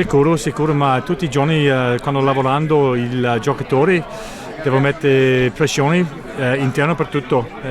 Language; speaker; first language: Italian; non-native, learner; English